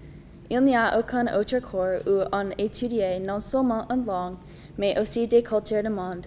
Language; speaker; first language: French; non-native, learner; English